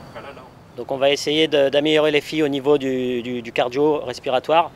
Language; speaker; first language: French; native; French